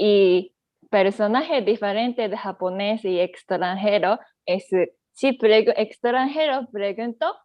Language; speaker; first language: Spanish; non-native, learner; Japanese